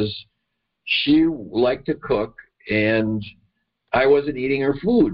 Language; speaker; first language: English; native; English